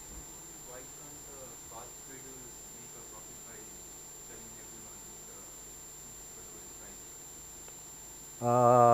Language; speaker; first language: English; non-native, learner; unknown